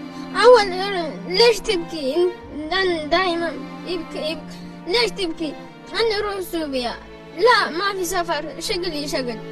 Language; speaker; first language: Arabic; non-native, learner; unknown